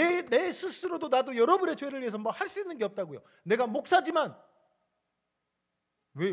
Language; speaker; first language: Korean; native; Korean